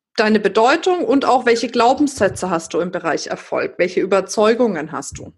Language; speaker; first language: German; native; German